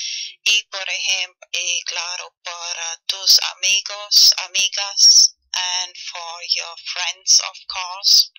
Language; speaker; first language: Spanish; non-native, fluent; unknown